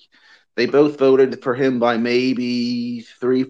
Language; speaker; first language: English; native; English